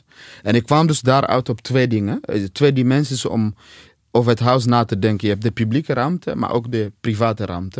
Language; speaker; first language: Dutch; non-native, fluent; Swahili